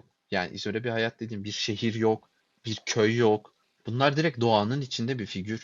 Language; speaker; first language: Turkish; native; Turkish